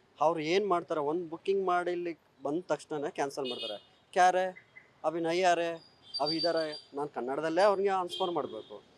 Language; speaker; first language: Kannada; native; Kannada